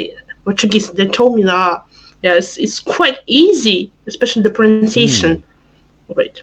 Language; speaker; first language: English; non-native, fluent; Russian